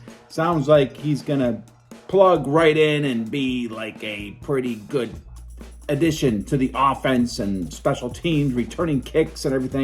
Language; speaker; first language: English; native; English